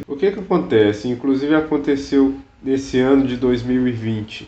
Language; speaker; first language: Portuguese; native; Portuguese